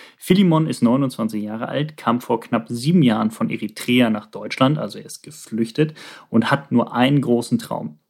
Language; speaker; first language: German; native; German